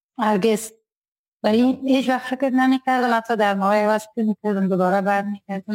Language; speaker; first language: Persian; native; Persian